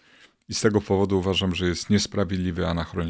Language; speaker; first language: Polish; native; Polish